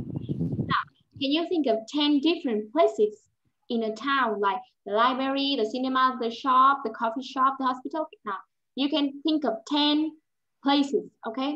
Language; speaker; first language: English; non-native, fluent; Vietnamese